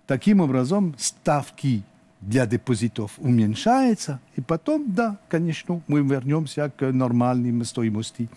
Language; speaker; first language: Russian; non-native, learner; French